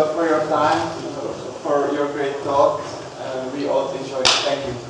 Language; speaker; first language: English; non-native, fluent; Czech